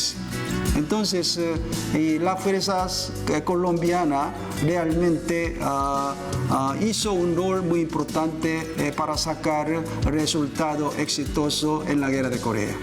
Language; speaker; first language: Spanish; non-native, fluent; Korean